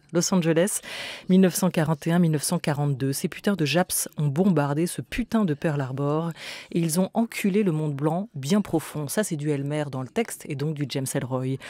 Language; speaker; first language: French; native; French